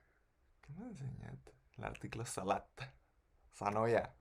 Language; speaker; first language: Catalan; non-native, fluent; Spanish